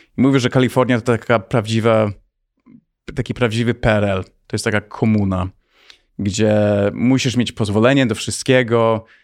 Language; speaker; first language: Polish; early bilingual, heritage; Polish